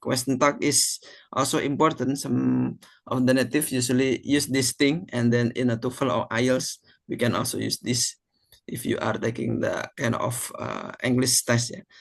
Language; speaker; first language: English; non-native, fluent; Indonesian